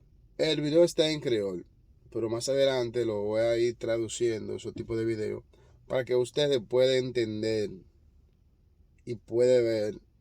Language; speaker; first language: Spanish; non-native, fluent; Haitian Creole